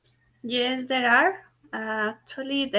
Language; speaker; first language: English; non-native, learner; Spanish